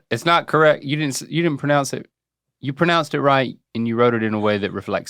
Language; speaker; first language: English; native; English